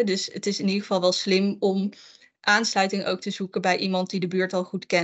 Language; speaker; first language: Dutch; native; Dutch